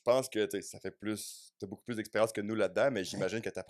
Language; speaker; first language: French; native; French